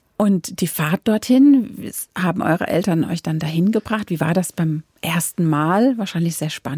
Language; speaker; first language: German; native; German